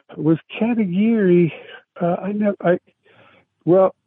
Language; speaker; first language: English; early bilingual, other home language; Italian